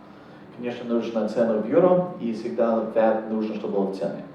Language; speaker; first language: Russian; non-native, fluent; English